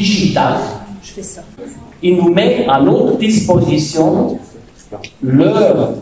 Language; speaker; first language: French; non-native, fluent; German